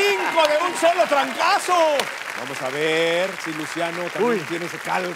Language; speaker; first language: Spanish; native; Spanish